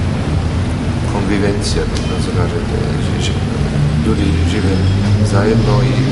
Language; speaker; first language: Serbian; non-native, learner; German